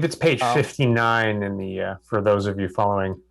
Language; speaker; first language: English; native; English